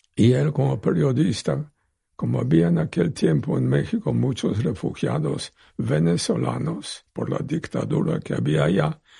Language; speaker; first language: Spanish; non-native, fluent; Polish